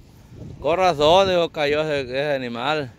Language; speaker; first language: Spanish; native; Spanish